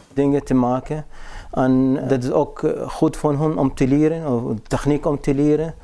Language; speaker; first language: Dutch; non-native, learner; Arabic